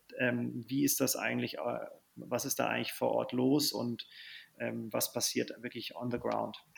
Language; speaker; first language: German; native; German